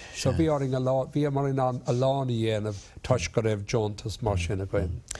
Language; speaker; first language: Irish; non-native, local second language; English